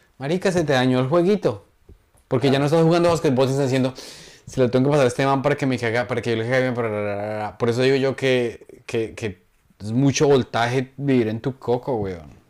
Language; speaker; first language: Spanish; native; Spanish